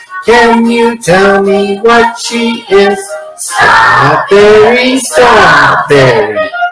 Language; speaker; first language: English; native; English